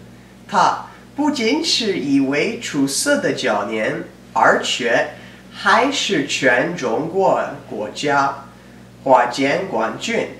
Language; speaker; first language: Chinese; non-native, learner; English